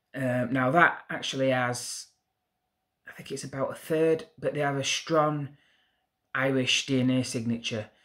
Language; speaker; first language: English; native; English